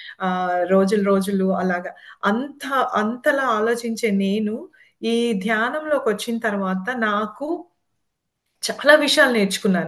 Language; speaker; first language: Telugu; native; Telugu